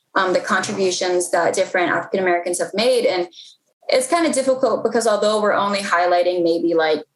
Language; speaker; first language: English; native; English